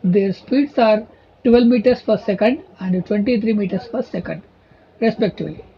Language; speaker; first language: English; non-native, local second language; Telugu